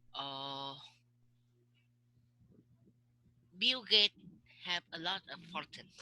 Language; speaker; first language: English; non-native, learner; Vietnamese